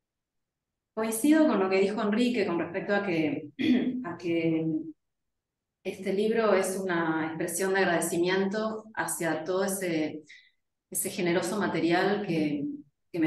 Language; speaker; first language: Spanish; native; Spanish